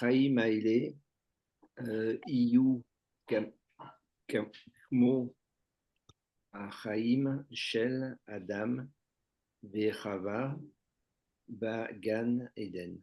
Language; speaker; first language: Hebrew; non-native, learner; French